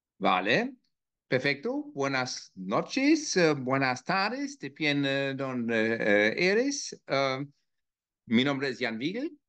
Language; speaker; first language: Spanish; non-native, learner; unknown